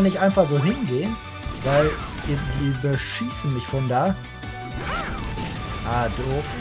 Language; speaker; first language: German; native; German